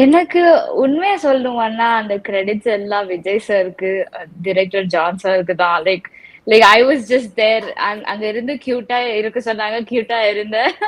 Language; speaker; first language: Tamil; non-native, local second language; Telugu